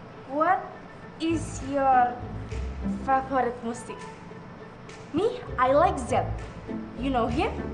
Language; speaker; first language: English; non-native, learner; Indonesian